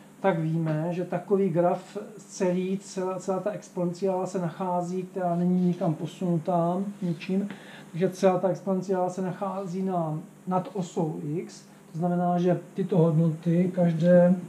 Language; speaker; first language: Czech; native; Czech